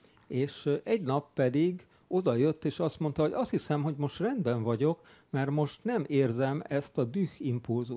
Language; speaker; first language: Hungarian; native; Hungarian